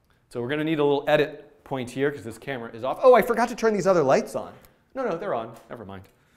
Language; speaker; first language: English; native; English